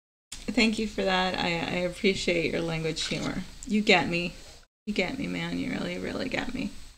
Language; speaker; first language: English; non-native, fluent; Spanish